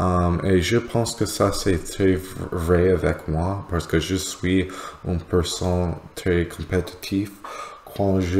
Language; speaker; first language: French; non-native, learner; English